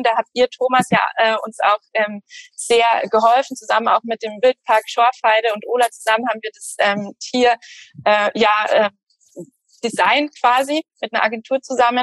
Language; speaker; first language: German; native; German